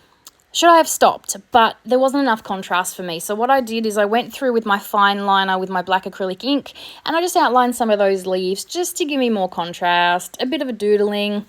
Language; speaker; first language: English; native; English